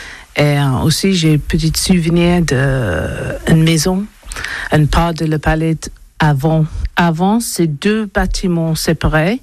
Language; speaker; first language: French; non-native, learner; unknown